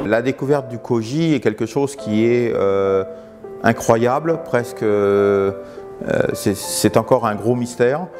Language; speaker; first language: French; non-native, fluent; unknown